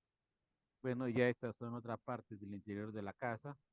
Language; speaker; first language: Spanish; native; Spanish